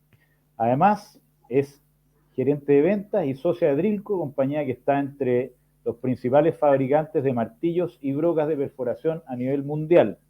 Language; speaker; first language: Spanish; native; Spanish